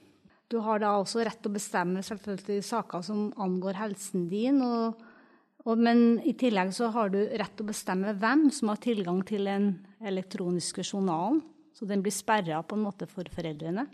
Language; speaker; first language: Norwegian; native; Norwegian